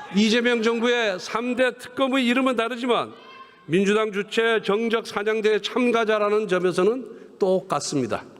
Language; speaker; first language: Korean; native; Korean